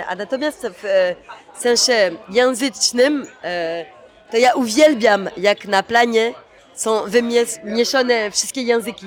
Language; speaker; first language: Polish; early bilingual, heritage; Polish